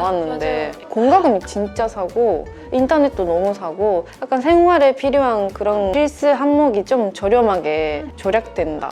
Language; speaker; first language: Korean; non-native, fluent; Japanese